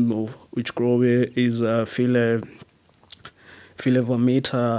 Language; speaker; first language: German; non-native, learner; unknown